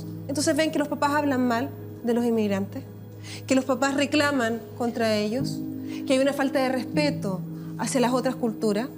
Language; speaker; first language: Spanish; native; Spanish